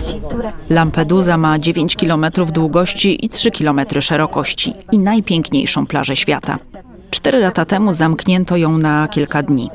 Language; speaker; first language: Polish; native; Polish